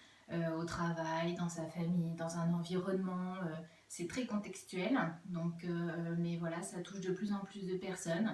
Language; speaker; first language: French; native; French